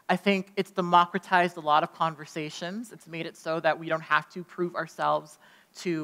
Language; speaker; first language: English; native; English